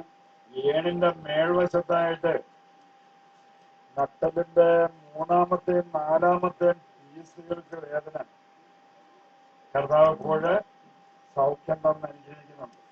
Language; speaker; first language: Malayalam; native; Malayalam